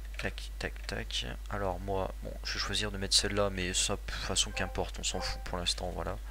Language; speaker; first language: French; native; French